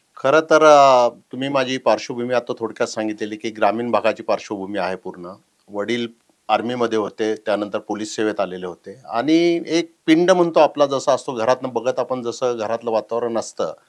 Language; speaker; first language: Marathi; native; Marathi